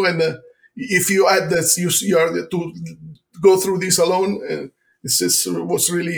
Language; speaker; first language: English; non-native, fluent; Italian